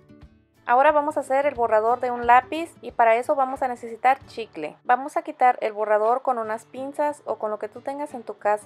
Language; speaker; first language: Spanish; native; Spanish